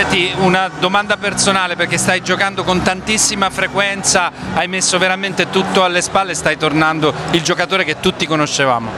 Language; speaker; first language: Italian; native; Italian